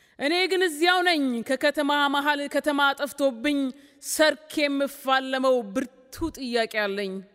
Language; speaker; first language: Amharic; native; Amharic